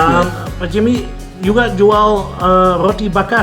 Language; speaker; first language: Indonesian; non-native, fluent; Dutch